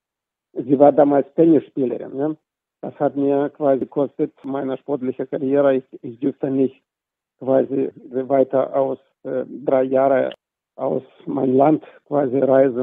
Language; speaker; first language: German; non-native, fluent; Russian